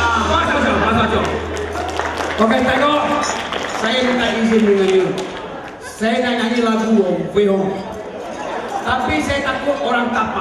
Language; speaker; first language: Malay; native; Malay